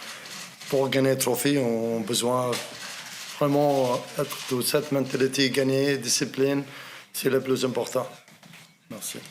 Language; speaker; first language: French; non-native, learner; Arabic